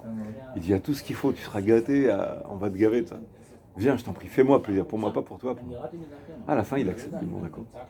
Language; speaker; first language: French; native; French